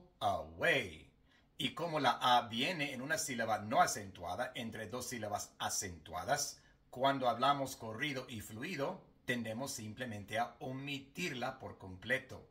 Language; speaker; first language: Spanish; non-native, fluent; English